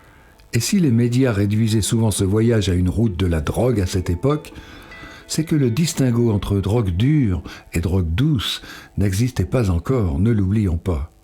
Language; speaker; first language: French; native; French